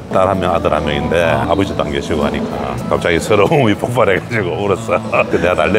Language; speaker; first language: Korean; native; Korean